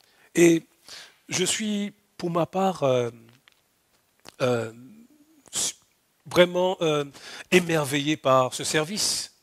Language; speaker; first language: French; native; French